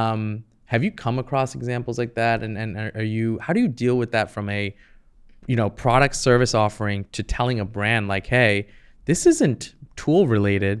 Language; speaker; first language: English; native; English